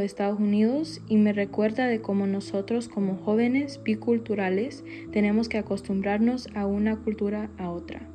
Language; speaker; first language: Spanish; early bilingual, heritage; Spanish